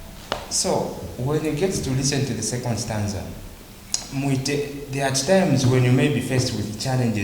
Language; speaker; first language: English; non-native, local second language; Bemba